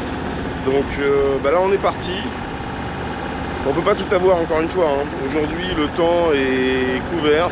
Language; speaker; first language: French; native; French